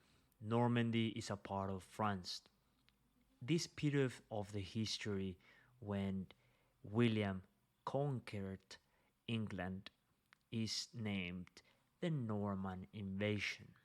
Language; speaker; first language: English; non-native, fluent; Spanish